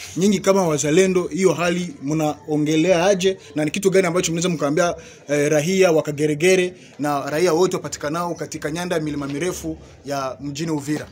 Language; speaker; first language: Swahili; native; Swahili